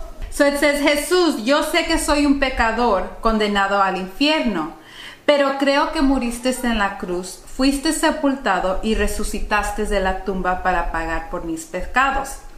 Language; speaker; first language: Spanish; non-native, fluent; English